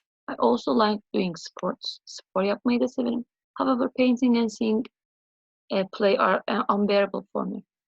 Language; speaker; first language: English; non-native, fluent; Turkish